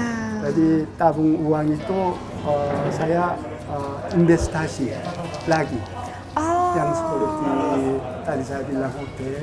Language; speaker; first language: Indonesian; non-native, learner; Korean